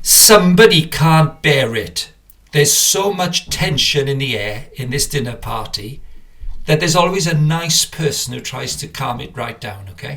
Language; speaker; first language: English; native; English